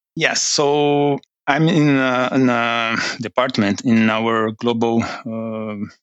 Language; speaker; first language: English; non-native, fluent; Portuguese